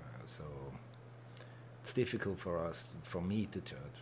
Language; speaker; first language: English; non-native, fluent; German